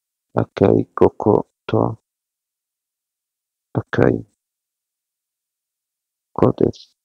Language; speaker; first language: Japanese; non-native, learner; Spanish